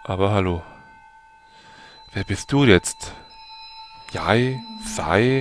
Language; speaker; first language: German; native; German